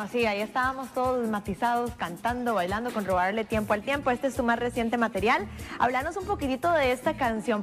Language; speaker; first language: Spanish; native; Spanish